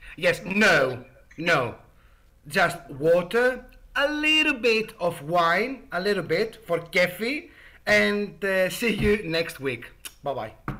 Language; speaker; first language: English; non-native, learner; Greek